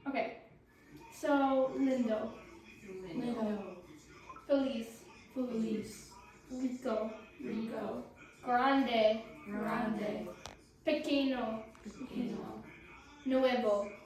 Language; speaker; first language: Spanish; non-native, learner; English